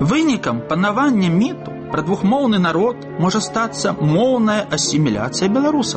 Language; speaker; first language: Belarusian; native; Belarusian